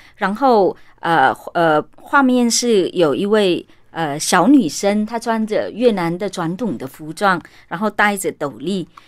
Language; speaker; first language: Chinese; non-native, fluent; Vietnamese